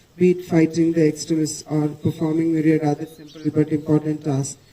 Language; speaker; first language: English; non-native, local second language; Tamil